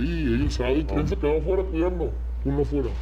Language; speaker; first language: Spanish; native; Spanish